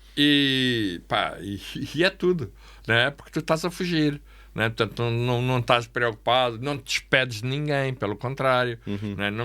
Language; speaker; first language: Portuguese; native; Portuguese